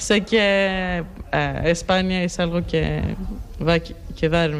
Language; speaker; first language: Spanish; non-native, learner; Greek